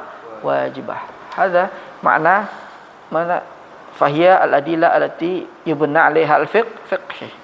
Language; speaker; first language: Arabic; non-native, fluent; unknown